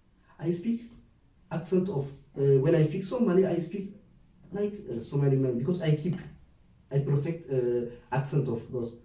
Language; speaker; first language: English; non-native, learner; Oromo